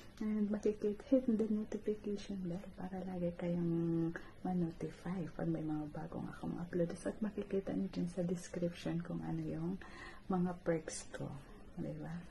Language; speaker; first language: Filipino; non-native, local second language; Cebuano